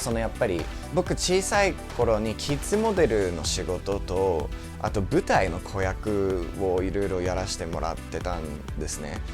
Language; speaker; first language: Japanese; non-native, fluent; English